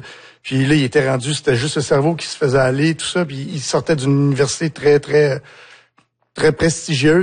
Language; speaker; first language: French; native; French